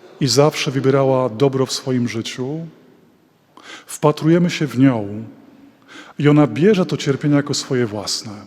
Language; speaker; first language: Polish; native; Polish